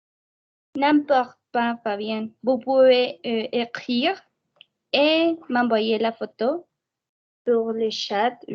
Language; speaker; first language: French; non-native, fluent; Spanish